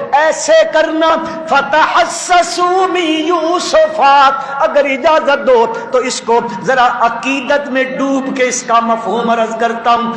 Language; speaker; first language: Urdu; non-native, local second language; Punjabi